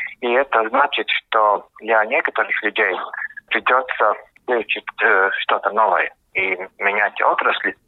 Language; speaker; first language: Russian; non-native, local second language; Latvian